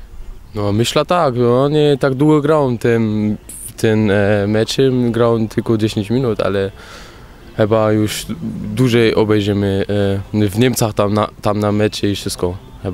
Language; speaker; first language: Polish; early bilingual, heritage; Polish